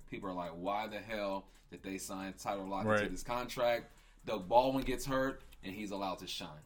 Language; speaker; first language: English; native; English